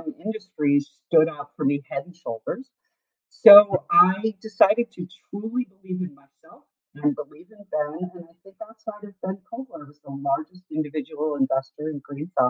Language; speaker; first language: English; native; English